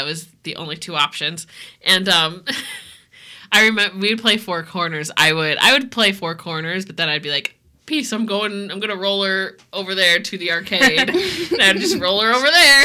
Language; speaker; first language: English; native; English